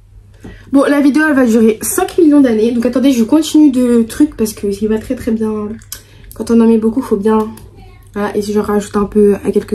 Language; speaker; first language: French; native; French